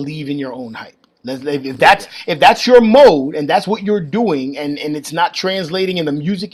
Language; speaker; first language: English; native; English